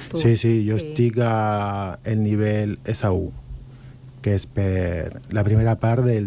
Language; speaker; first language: Catalan; non-native, learner; Spanish